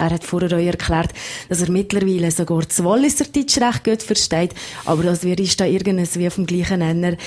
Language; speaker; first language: German; native; German